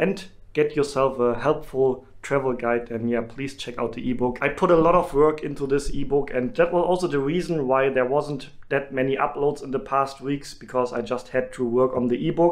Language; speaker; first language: English; non-native, fluent; German